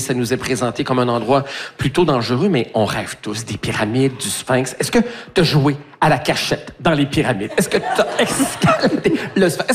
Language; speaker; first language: French; native; French